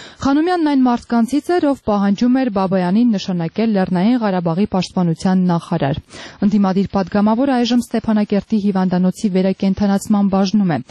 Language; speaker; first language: Armenian; native; Armenian